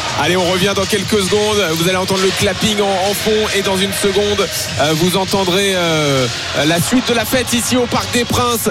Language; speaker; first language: French; native; French